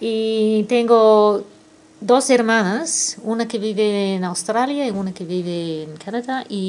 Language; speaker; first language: Spanish; non-native, fluent; English